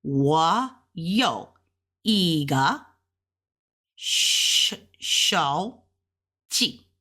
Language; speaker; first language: Chinese; non-native, learner; English